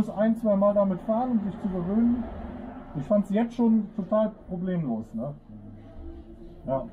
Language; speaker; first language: German; native; German